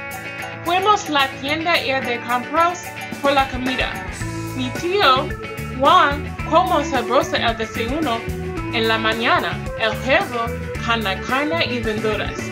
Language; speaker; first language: Spanish; non-native, learner; English